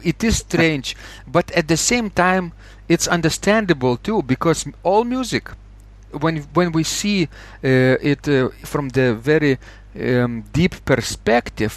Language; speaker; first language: English; non-native, fluent; Lithuanian